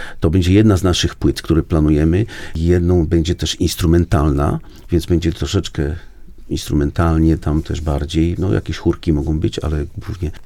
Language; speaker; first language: Polish; native; Polish